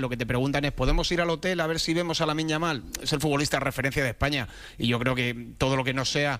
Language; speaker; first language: Spanish; native; Spanish